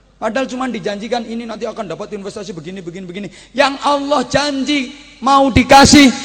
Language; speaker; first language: Indonesian; non-native, local second language; Javanese